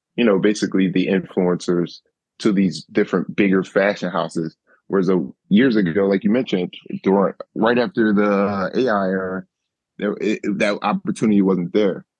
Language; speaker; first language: English; native; English